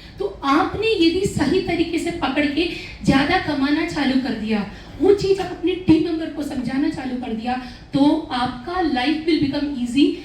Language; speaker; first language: Hindi; non-native, local second language; Malayalam